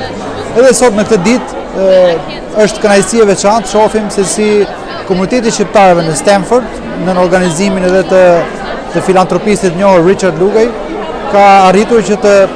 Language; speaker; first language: Albanian; native; Albanian